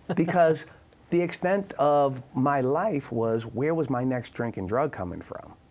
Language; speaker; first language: English; native; English